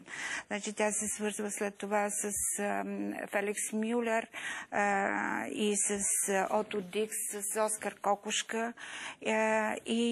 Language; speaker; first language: Bulgarian; native; Bulgarian